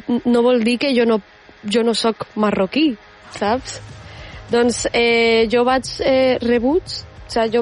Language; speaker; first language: Catalan; non-native, local second language; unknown